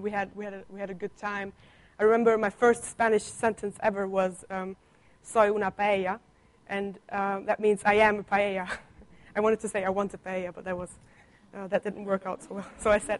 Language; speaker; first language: English; non-native, fluent; Italian